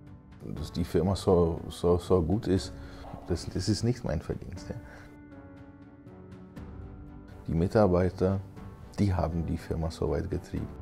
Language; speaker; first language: German; non-native, fluent; Czech